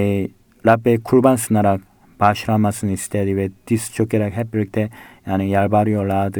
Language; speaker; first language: Turkish; non-native, fluent; Korean